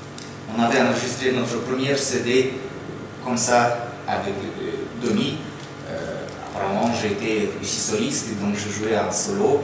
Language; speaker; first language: French; non-native, fluent; Russian